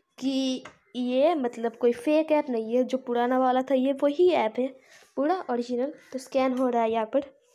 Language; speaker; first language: Hindi; non-native, local second language; Bangla